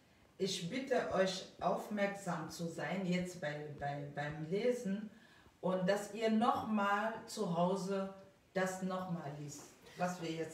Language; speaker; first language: German; non-native, fluent; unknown